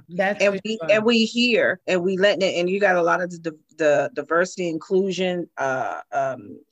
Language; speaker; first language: English; native; English